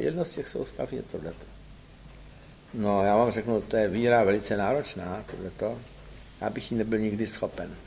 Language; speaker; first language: Czech; native; Czech